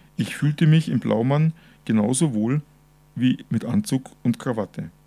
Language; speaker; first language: German; native; German